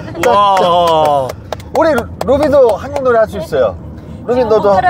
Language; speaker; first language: Korean; non-native, fluent; Vietnamese